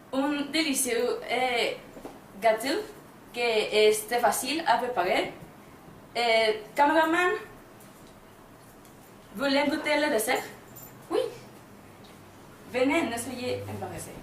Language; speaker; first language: French; non-native, learner; Spanish